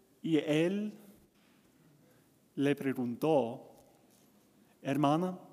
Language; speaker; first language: Spanish; non-native, learner; English